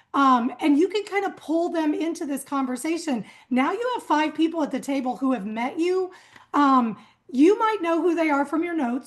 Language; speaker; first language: English; native; English